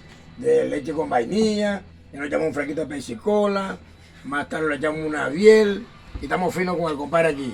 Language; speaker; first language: Spanish; native; Spanish